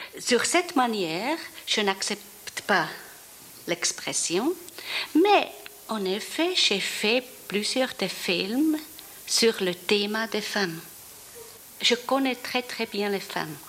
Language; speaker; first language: French; non-native, fluent; German